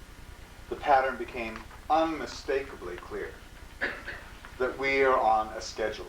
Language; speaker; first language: English; native; English